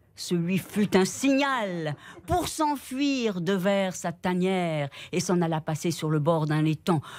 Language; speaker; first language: French; non-native, fluent; Spanish